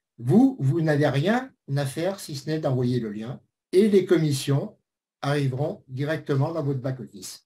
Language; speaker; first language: French; native; French